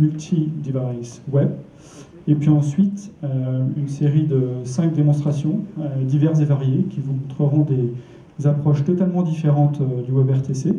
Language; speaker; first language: French; native; French